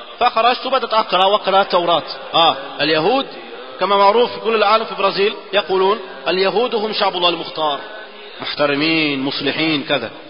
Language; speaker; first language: Arabic; non-native, fluent; Portuguese